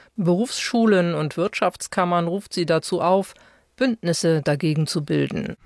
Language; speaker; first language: German; native; German